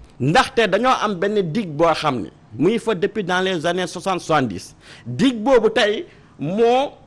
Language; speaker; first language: Wolof; non-native, local second language; Fula